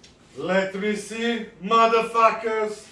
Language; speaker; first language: English; non-native, learner; Italian